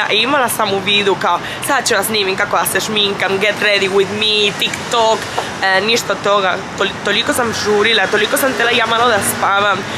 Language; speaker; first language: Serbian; early bilingual, heritage; Serbian